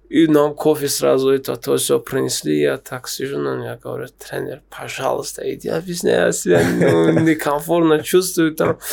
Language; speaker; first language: Russian; non-native, local second language; Tajik